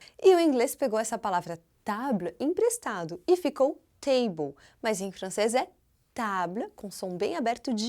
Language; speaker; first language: Portuguese; non-native, fluent; French